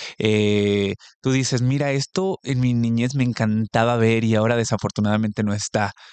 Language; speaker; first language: Spanish; early bilingual, heritage; Spanish